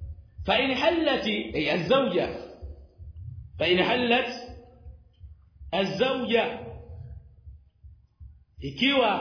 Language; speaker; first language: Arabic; non-native, fluent; Swahili